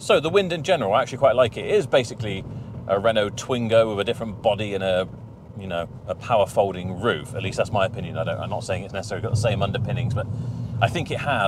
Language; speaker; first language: English; native; English